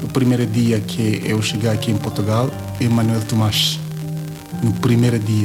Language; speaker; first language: Portuguese; non-native, learner; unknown